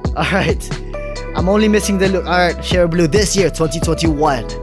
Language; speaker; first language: English; non-native, local second language; Filipino